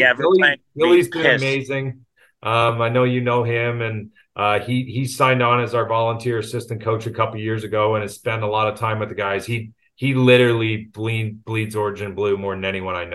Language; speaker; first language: English; native; English